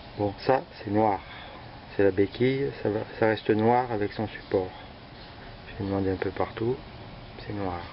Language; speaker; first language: French; native; French